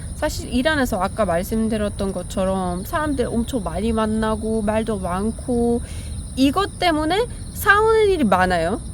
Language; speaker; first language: Korean; non-native, fluent; Persian